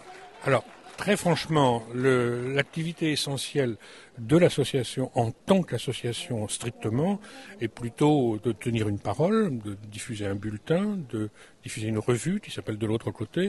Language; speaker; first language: French; native; French